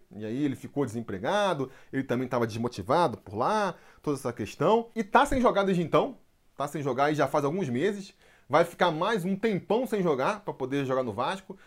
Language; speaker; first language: Portuguese; native; Portuguese